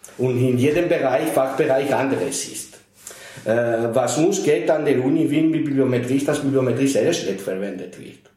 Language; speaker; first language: German; non-native, fluent; Spanish